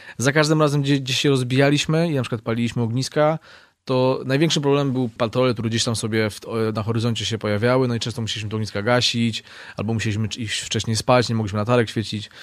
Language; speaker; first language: Polish; native; Polish